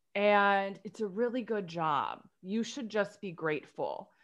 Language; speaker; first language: English; native; English